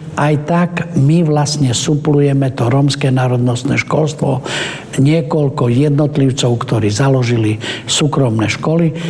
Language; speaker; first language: Slovak; non-native, local second language; Romany